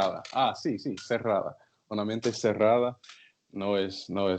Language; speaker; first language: Spanish; non-native, learner; English